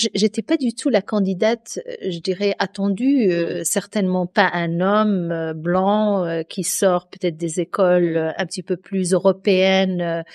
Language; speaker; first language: French; non-native, local second language; Arabic